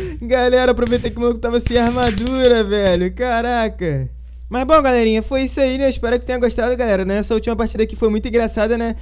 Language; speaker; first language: Portuguese; native; Portuguese